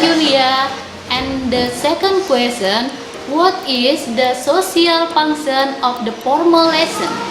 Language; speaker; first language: English; non-native, learner; Indonesian